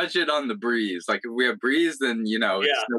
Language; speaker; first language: English; native; English